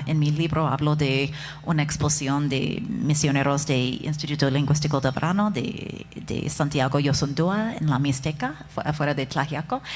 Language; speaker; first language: Spanish; non-native, fluent; English